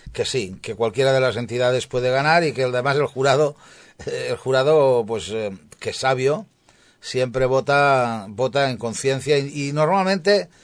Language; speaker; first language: Spanish; non-native, local second language; Catalan